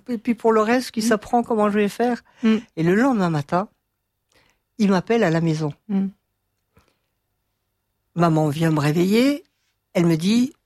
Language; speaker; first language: French; native; French